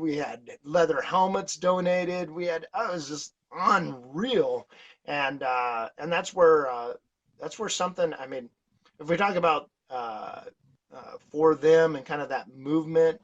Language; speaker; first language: English; native; English